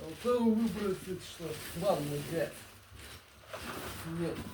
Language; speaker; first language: Russian; native; Russian